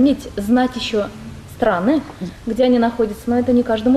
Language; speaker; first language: Russian; native; Russian